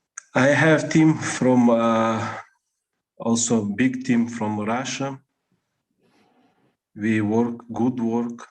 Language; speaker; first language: English; non-native, learner; Russian